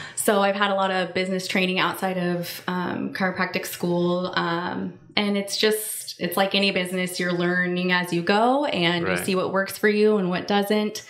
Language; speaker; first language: English; native; English